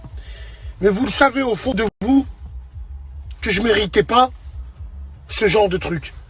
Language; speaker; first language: French; native; French